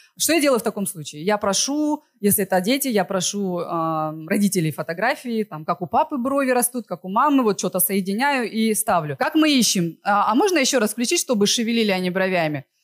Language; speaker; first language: Russian; native; Russian